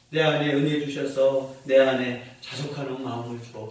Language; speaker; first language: Korean; native; Korean